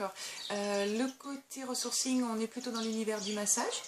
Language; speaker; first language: French; native; French